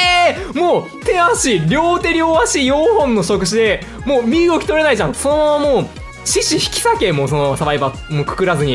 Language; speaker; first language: Japanese; native; Japanese